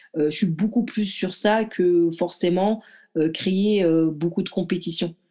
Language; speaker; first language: French; early bilingual, other home language; Arabic